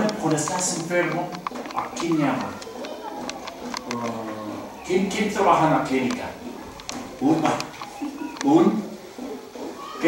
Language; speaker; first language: Spanish; non-native, fluent; English